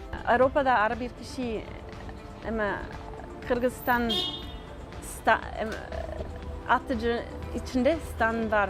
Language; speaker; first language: Kyrgyz; non-native, learner; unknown